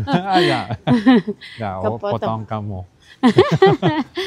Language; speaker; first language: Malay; non-native, learner; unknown